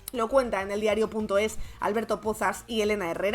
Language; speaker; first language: Spanish; native; Spanish